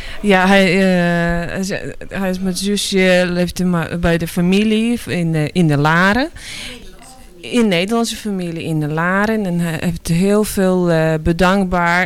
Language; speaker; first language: Dutch; non-native, learner; Ukrainian